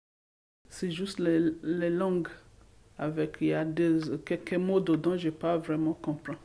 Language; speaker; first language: French; non-native, learner; English